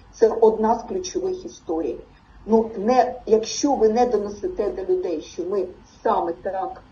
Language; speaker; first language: Ukrainian; non-native, local second language; Russian